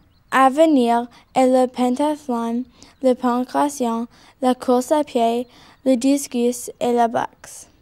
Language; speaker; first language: French; non-native, learner; English